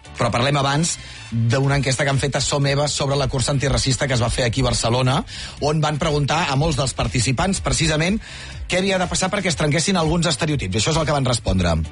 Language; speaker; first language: Catalan; native; Catalan